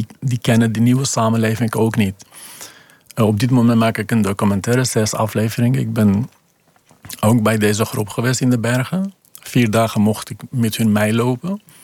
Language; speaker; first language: Dutch; non-native, fluent; Kurdish